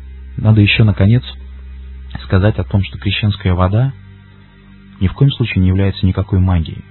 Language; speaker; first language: Russian; native; Russian